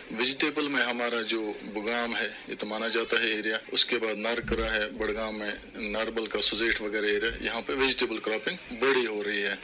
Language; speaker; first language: Urdu; non-native, local second language; Kashmiri